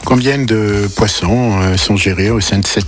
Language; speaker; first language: French; native; French